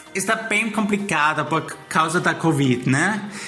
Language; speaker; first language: Portuguese; non-native, fluent; German